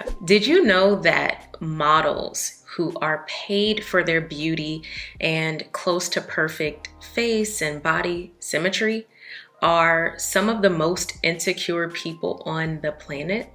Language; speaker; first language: English; native; English